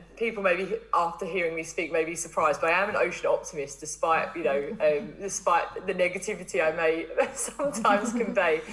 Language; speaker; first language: English; native; English